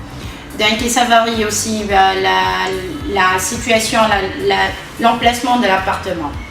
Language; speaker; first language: French; non-native, local second language; Arabic